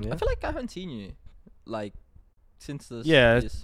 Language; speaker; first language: English; non-native, local second language; Sinhala